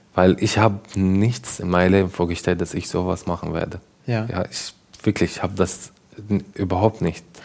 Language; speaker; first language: German; non-native, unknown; Arabic